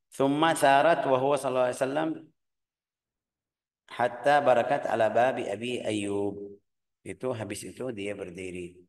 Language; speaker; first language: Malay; non-native, fluent; Arabic